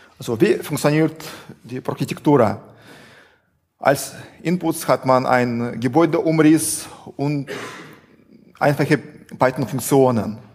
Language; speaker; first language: German; non-native, fluent; Russian